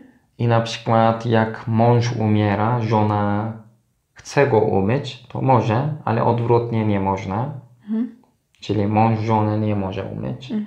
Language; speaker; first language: Polish; non-native, learner; Turkish